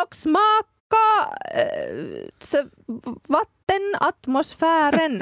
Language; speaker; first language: Swedish; non-native, learner; Finnish